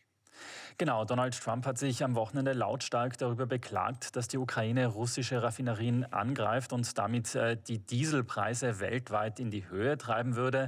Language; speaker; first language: German; native; German